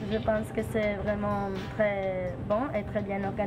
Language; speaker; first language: French; non-native, learner; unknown